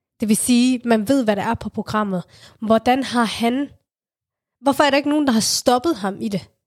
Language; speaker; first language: Danish; early bilingual, other home language; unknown